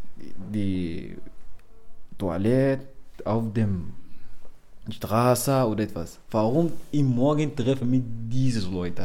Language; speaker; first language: German; non-native, learner; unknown